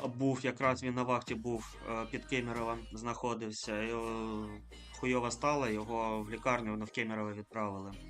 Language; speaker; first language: Ukrainian; non-native, local second language; Russian